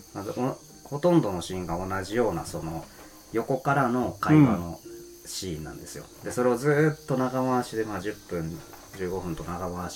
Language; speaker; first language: Japanese; native; Japanese